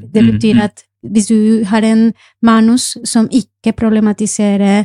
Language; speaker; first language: Norwegian; non-native, fluent; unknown